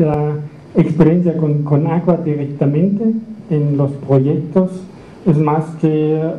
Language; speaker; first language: Spanish; non-native, learner; German